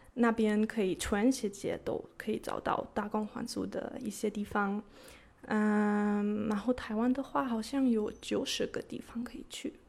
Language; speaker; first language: Chinese; non-native, fluent; German